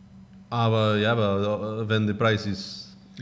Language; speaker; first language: German; non-native, learner; Spanish